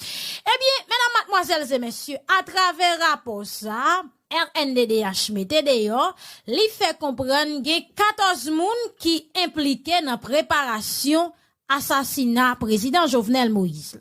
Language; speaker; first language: Haitian Creole; native; Haitian Creole